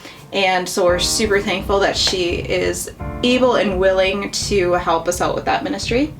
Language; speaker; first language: English; native; English